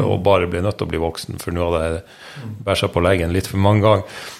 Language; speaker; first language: Norwegian; native; Norwegian